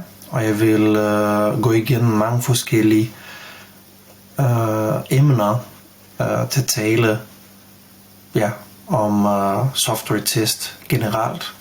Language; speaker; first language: Danish; non-native, fluent; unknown